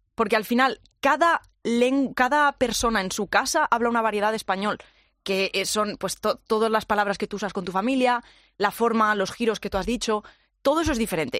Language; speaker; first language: Spanish; native; Spanish